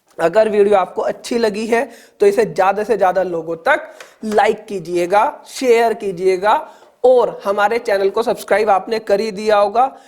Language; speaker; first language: Hindi; native; Hindi